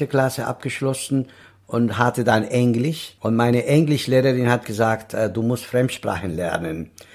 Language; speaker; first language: German; non-native, fluent; Spanish